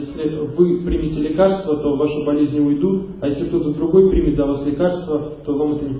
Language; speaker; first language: Russian; native; Russian